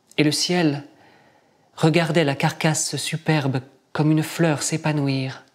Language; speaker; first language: French; native; French